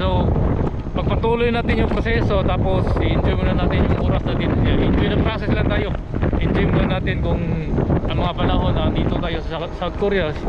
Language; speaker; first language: Filipino; non-native, local second language; Cebuano